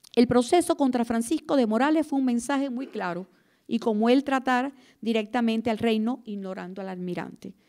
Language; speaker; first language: Spanish; native; Spanish